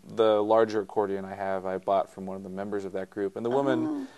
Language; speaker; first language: English; native; English